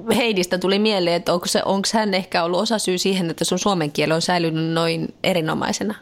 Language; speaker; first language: Finnish; native; Finnish